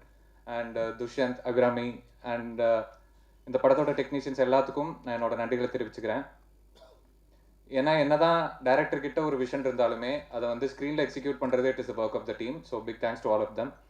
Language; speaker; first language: Tamil; native; Tamil